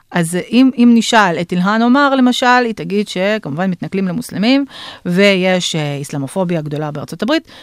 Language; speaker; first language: Hebrew; non-native, fluent; Russian